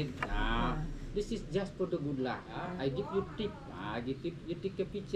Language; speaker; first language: English; non-native, learner; Indonesian